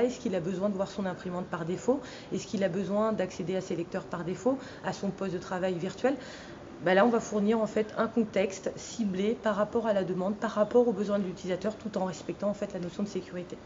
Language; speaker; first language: French; native; French